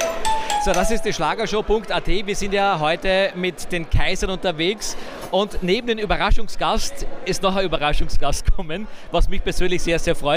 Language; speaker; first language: German; native; German